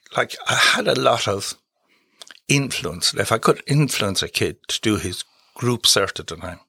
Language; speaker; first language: English; native; English